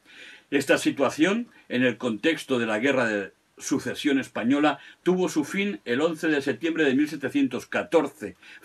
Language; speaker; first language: Spanish; non-native, local second language; Catalan